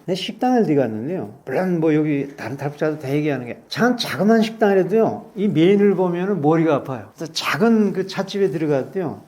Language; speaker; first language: Korean; native; Korean